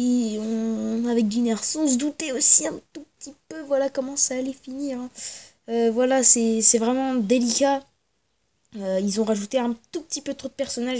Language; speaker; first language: French; native; French